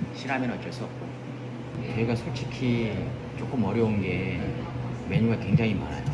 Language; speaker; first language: Korean; native; Korean